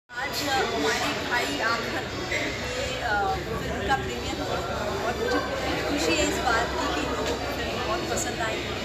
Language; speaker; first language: Hindi; native; Hindi